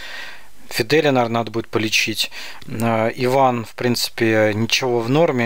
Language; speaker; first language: Russian; native; Russian